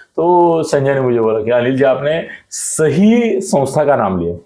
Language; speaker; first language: Hindi; non-native, local second language; Marathi